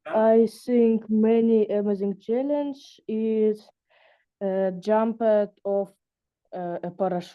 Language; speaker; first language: English; non-native, learner; Russian